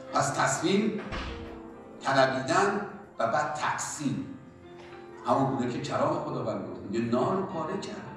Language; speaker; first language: Persian; native; Persian